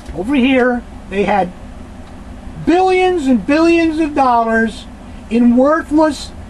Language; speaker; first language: English; native; English